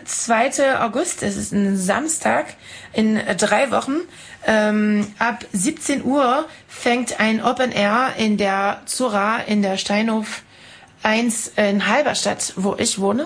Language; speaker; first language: German; non-native, fluent; French